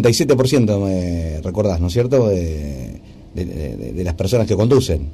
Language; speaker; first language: Spanish; native; Spanish